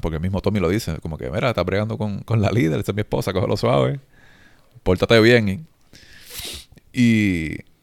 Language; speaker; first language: Spanish; native; Spanish